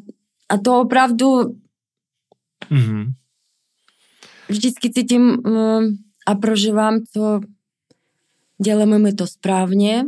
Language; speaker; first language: Czech; non-native, fluent; Russian